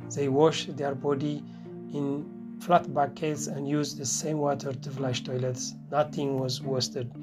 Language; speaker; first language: English; non-native, fluent; Tigrinya